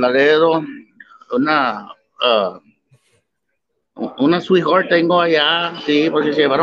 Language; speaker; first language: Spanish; early bilingual, heritage; Spanish